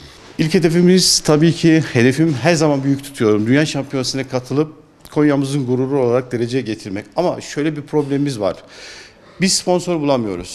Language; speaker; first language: Turkish; native; Turkish